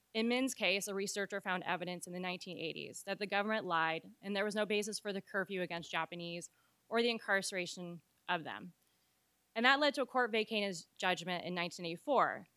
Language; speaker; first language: English; native; English